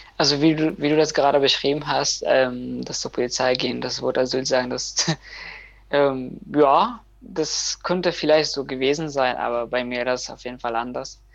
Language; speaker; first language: German; non-native, fluent; Persian